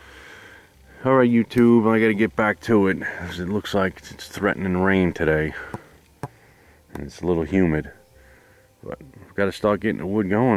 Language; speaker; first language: English; native; English